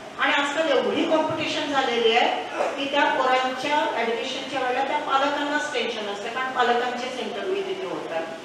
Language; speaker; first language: Marathi; non-native, local second language; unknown